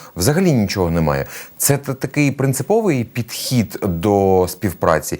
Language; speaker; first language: Ukrainian; native; Ukrainian